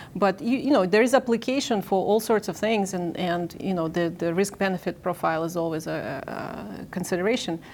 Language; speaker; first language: English; non-native, fluent; Ukrainian